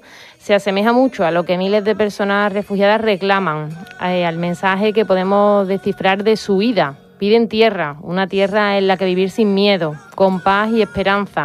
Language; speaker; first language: Spanish; native; Spanish